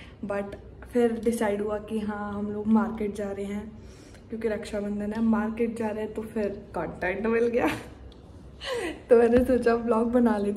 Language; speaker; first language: Hindi; native; Hindi